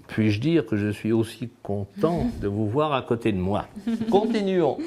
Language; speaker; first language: French; native; French